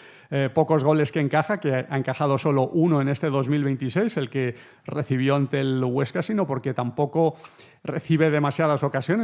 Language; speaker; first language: Spanish; native; Spanish